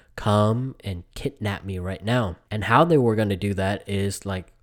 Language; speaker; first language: English; early bilingual, other home language; Vietnamese